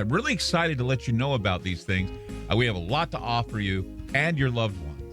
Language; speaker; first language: English; native; English